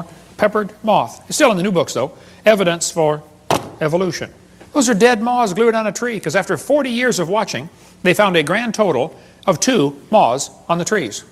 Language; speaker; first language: English; native; English